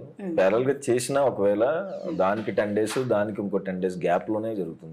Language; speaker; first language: Telugu; native; Telugu